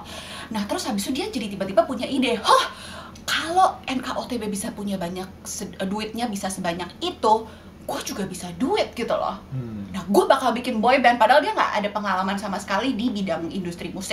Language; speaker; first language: Indonesian; native; Indonesian